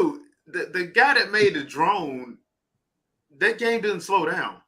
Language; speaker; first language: English; native; English